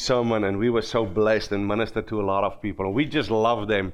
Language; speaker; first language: English; non-native, local second language; Afrikaans